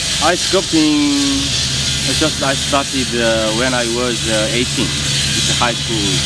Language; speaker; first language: English; non-native, learner; Korean